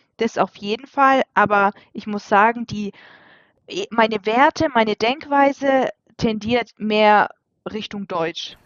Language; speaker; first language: German; early bilingual, other home language; Russian